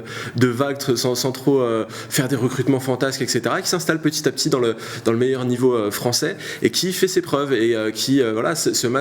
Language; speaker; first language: French; native; French